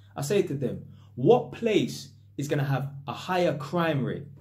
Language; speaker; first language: English; native; English